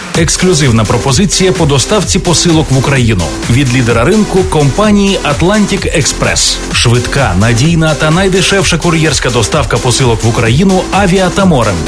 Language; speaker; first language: Ukrainian; native; Ukrainian